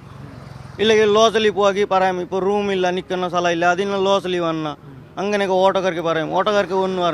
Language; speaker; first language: Malayalam; non-native, learner; Assamese